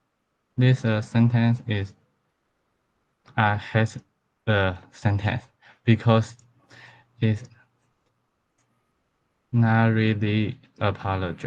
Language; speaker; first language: English; non-native, learner; Chinese